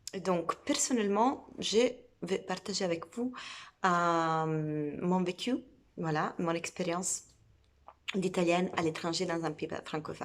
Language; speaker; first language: French; non-native, fluent; Italian